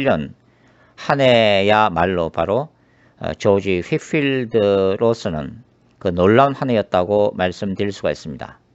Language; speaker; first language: Korean; native; Korean